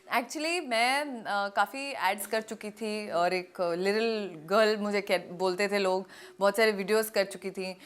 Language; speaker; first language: Hindi; non-native, local second language; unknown